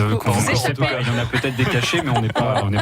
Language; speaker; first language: French; native; French